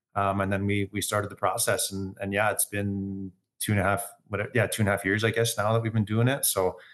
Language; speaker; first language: English; native; English